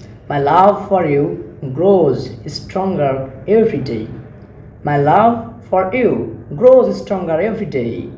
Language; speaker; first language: English; non-native, local second language; Bangla